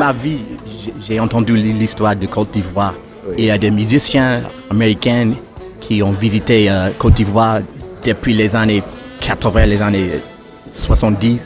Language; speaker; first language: French; non-native, learner; English